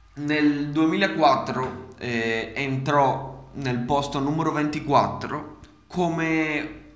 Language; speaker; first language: Italian; early bilingual, other home language; Spanish